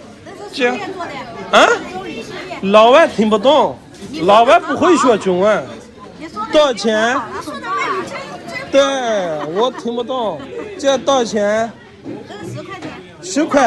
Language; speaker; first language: Chinese; non-native, learner; Urdu